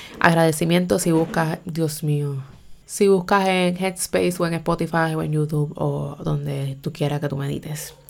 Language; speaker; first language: Spanish; native; Spanish